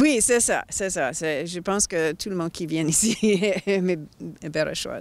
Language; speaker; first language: French; non-native, local second language; English